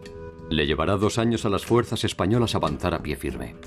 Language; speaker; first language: Spanish; native; Spanish